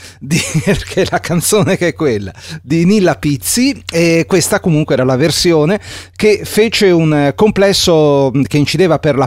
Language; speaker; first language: Italian; native; Italian